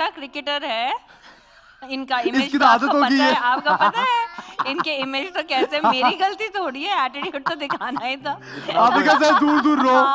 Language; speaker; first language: Hindi; non-native, local second language; Urdu